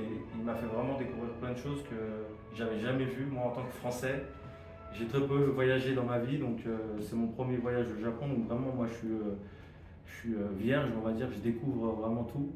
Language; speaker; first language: French; native; French